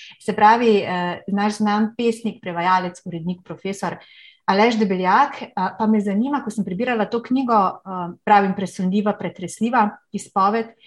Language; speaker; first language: Slovenian; native; Slovenian